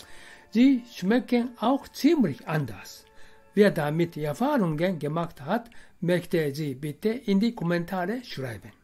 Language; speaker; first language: German; non-native, fluent; Japanese